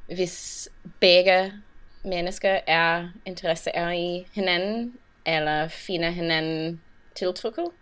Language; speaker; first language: Danish; non-native, learner; English